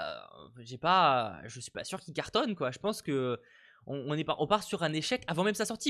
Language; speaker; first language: French; native; French